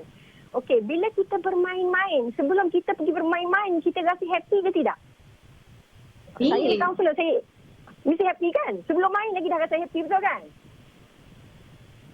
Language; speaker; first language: Malay; native; Malay